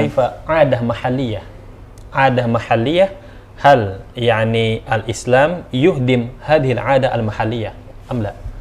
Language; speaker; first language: Arabic; non-native, learner; Indonesian